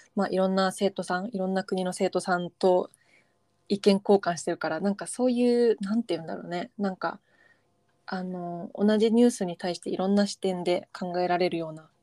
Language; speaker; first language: Japanese; native; Japanese